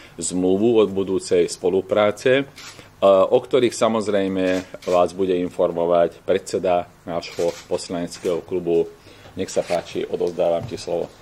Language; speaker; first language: Slovak; non-native, local second language; Hungarian